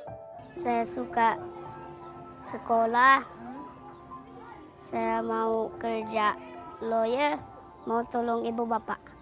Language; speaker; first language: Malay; early bilingual, other home language; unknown